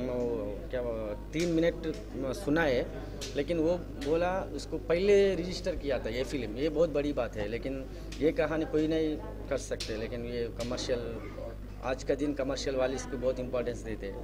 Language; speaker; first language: Hindi; non-native, local second language; Telugu